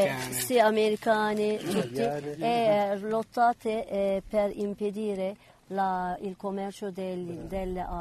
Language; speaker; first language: Italian; non-native, learner; Kurdish